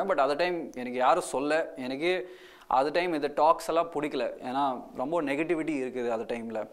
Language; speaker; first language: Tamil; non-native, local second language; Hindi